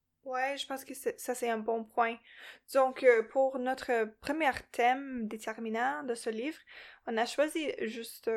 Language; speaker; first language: French; non-native, local second language; English